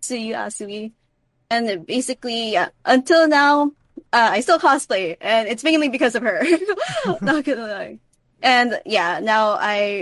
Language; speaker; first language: English; non-native, local second language; Filipino